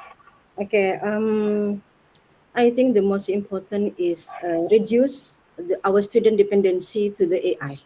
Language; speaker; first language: English; non-native, learner; Indonesian